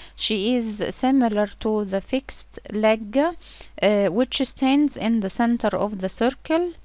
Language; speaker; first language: English; non-native, fluent; Arabic